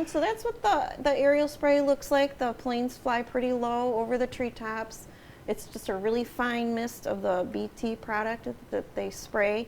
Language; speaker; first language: English; native; English